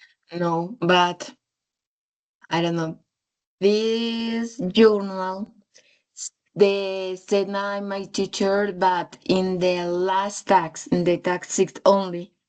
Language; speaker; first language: English; non-native, learner; Spanish